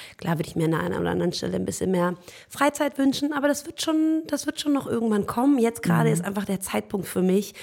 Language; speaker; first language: German; early bilingual, other home language; Persian